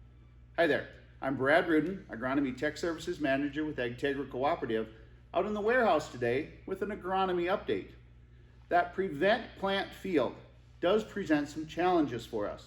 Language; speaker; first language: English; native; English